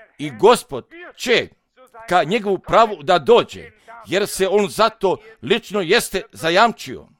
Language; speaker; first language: Croatian; non-native, fluent; German